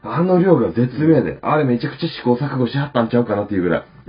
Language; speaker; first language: Japanese; native; Japanese